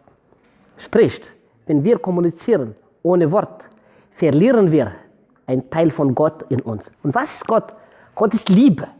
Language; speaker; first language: German; non-native, fluent; Malagasy